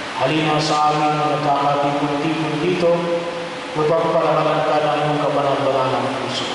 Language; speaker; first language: Filipino; native; Filipino